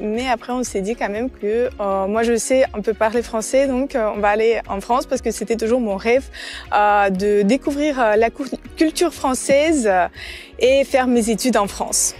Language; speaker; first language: French; non-native, fluent; Ukrainian